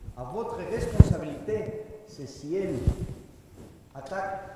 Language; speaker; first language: French; non-native, learner; Spanish